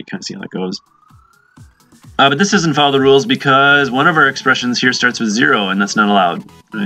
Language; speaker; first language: English; native; English